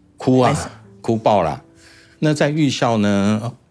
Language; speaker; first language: Chinese; native; Chinese